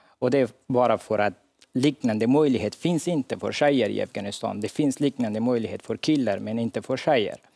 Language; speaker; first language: Swedish; non-native, fluent; Hazaragi